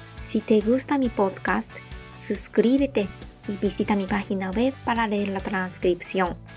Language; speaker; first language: Spanish; non-native, fluent; Japanese